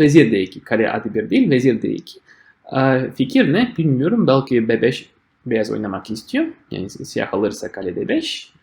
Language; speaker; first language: Turkish; non-native, fluent; Russian